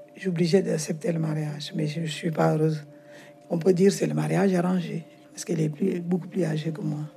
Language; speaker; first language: French; non-native, fluent; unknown